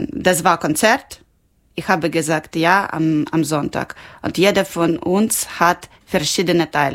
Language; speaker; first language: German; non-native, learner; Ukrainian